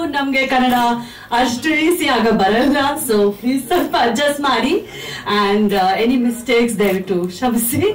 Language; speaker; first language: Kannada; non-native, fluent; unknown